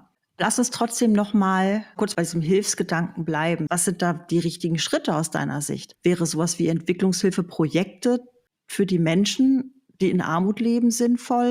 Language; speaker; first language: German; native; German